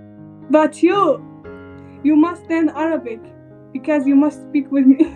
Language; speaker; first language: English; non-native, learner; Arabic